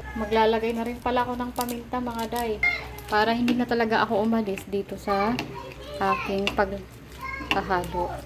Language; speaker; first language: Filipino; non-native, local second language; Bikol